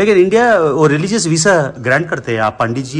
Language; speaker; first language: Hindi; non-native, learner; Telugu